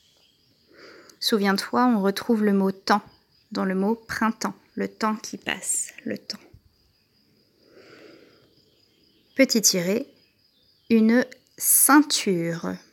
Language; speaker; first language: French; native; French